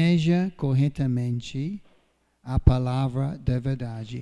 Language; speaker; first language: Portuguese; non-native, fluent; English